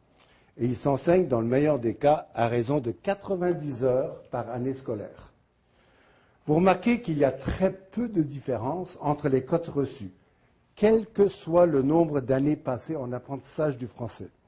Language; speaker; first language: French; native; French